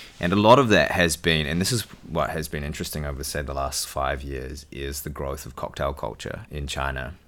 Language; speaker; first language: English; native; English